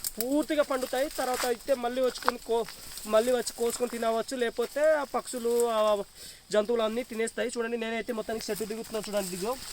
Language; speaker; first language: Telugu; non-native, local second language; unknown